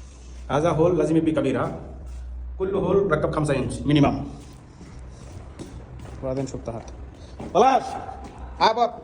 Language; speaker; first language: Arabic; non-native, learner; Bangla